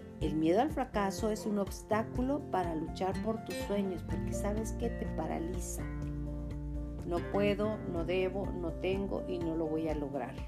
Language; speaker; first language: Spanish; native; Spanish